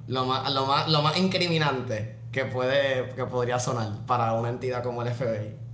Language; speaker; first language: Spanish; native; Spanish